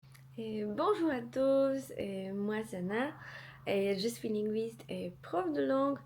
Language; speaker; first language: French; non-native, learner; Polish